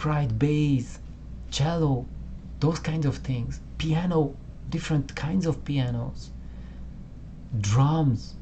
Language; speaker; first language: English; non-native, fluent; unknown